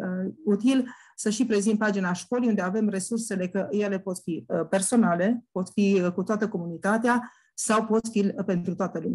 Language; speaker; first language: Romanian; native; Romanian